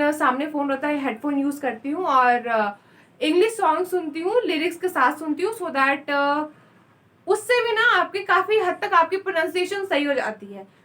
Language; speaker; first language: Hindi; native; Hindi